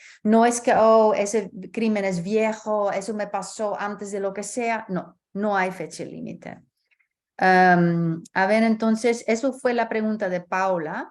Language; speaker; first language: Spanish; early bilingual, heritage; Spanish